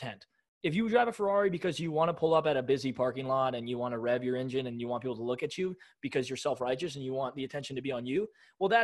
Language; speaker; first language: English; native; English